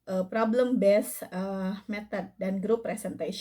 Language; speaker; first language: English; non-native, fluent; Indonesian